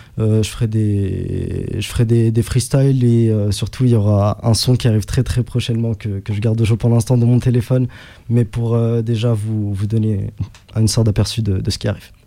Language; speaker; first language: French; early bilingual, other home language; Arabic